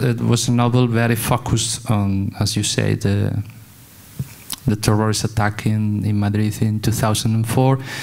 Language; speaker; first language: English; non-native, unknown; Spanish